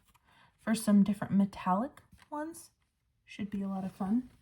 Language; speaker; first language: English; native; English